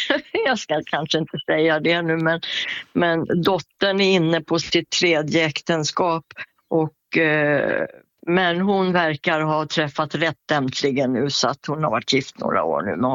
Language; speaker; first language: Swedish; native; Swedish